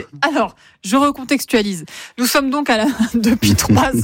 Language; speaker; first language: French; native; French